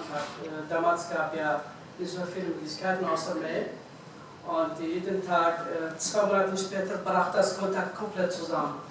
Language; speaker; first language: German; non-native, fluent; Arabic